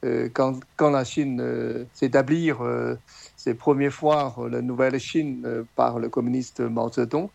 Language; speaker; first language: French; non-native, fluent; Chinese